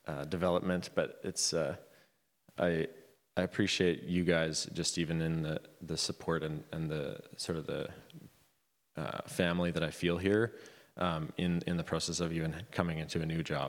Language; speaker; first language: English; native; English